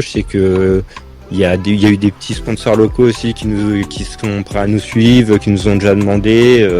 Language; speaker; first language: French; native; French